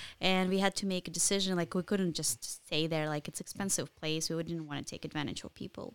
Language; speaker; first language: English; non-native, fluent; Ukrainian